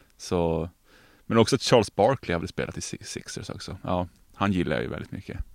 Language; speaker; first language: Swedish; native; Swedish